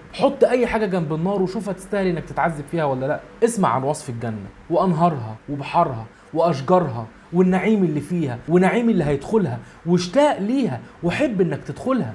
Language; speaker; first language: Arabic; native; Arabic